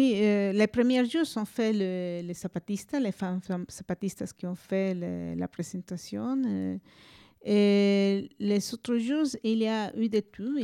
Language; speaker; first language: French; non-native, fluent; Spanish